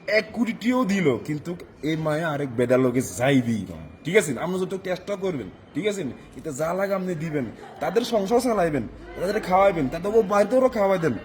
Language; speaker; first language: Bangla; non-native, learner; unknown